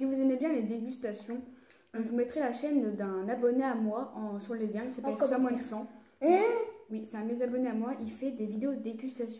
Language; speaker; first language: French; native; French